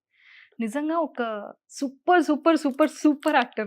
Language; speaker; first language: Telugu; native; Telugu